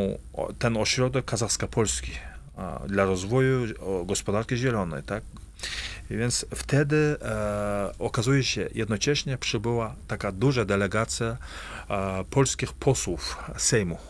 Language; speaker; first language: Polish; non-native, fluent; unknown